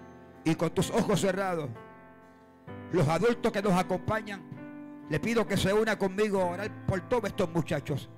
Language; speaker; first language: Spanish; native; Spanish